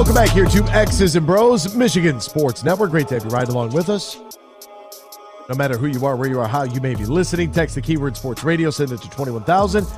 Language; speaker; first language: English; native; English